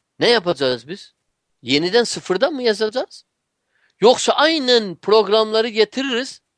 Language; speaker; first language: Turkish; non-native, fluent; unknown